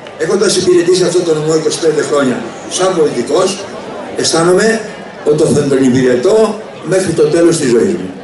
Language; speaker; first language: Greek; native; Greek